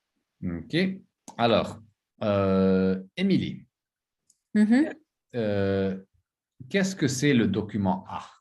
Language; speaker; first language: French; non-native, fluent; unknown